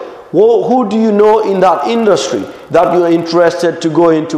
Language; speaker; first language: English; non-native, local second language; Swahili